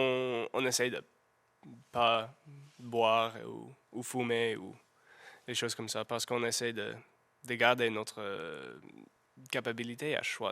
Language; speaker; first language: French; non-native, learner; English